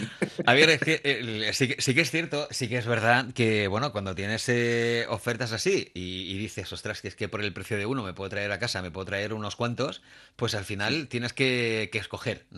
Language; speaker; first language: Spanish; native; Spanish